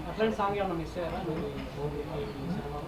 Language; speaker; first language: Telugu; native; Telugu